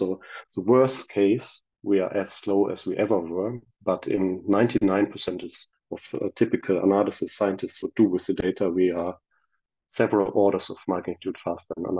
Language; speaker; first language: English; non-native, fluent; German